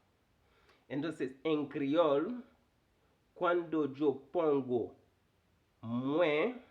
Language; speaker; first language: Spanish; non-native, fluent; Haitian Creole